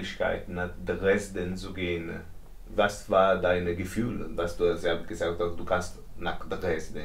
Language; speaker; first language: German; non-native, learner; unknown